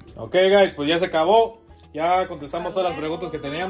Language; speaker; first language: Spanish; early bilingual, heritage; Spanish